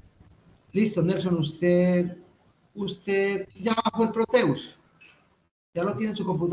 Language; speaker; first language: Spanish; native; Spanish